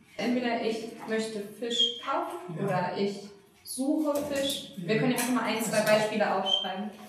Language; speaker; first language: German; native; German